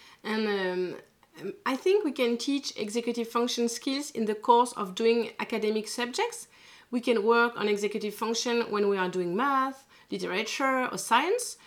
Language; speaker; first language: English; non-native, learner; French